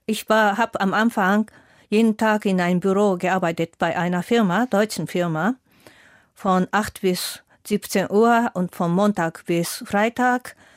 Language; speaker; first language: German; non-native, fluent; Japanese